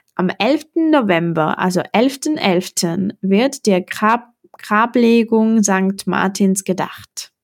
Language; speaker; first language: German; non-native, fluent; Czech